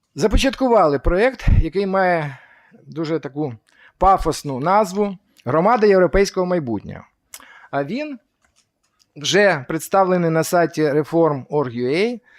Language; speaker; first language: Ukrainian; native; Ukrainian